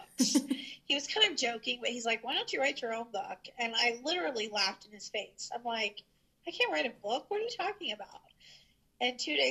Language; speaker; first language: English; native; English